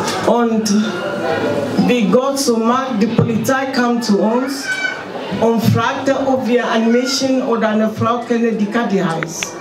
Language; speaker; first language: German; non-native, fluent; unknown